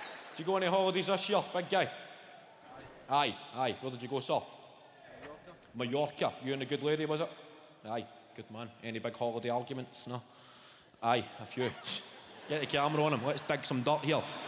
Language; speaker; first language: English; native; English